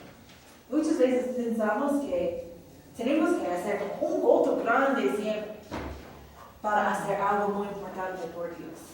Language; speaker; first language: Spanish; non-native, fluent; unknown